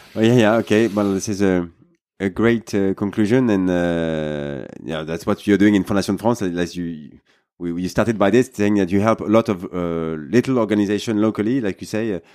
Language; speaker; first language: English; non-native, fluent; French